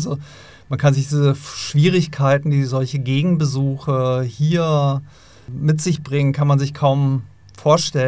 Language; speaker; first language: German; native; German